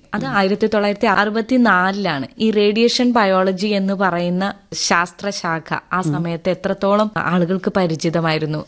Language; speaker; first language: Malayalam; native; Malayalam